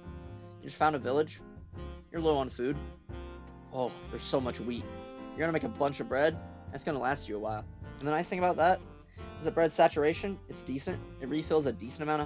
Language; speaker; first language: English; native; English